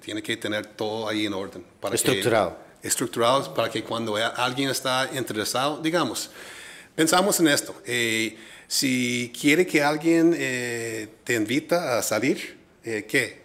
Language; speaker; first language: Spanish; non-native, fluent; English